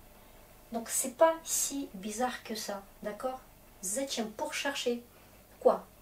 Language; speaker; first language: French; non-native, fluent; Russian